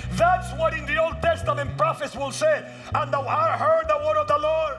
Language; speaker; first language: English; early bilingual, other home language; Spanish